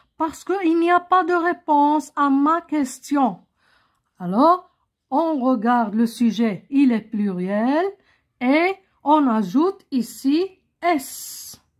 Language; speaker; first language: French; non-native, local second language; Arabic